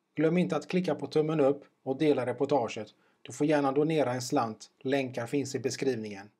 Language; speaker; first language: Swedish; native; Swedish